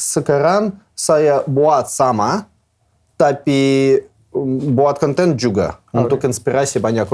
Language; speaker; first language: Indonesian; non-native, learner; Russian